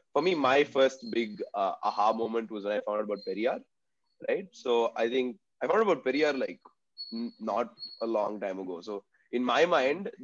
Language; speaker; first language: English; non-native, local second language; Tamil